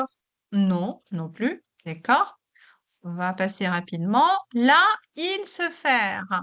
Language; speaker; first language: French; non-native, local second language; Arabic